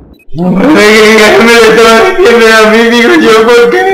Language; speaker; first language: Spanish; native; Spanish